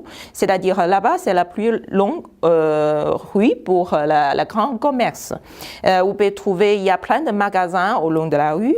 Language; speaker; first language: French; non-native, fluent; Chinese